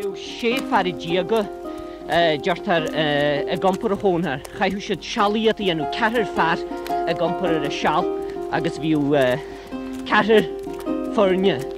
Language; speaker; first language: Irish; native; Irish